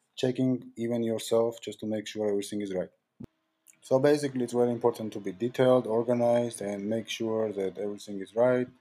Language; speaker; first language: English; non-native, fluent; Georgian